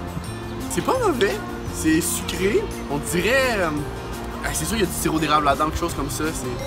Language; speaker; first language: French; native; French